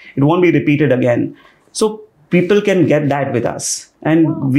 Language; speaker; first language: English; non-native, local second language; Hindi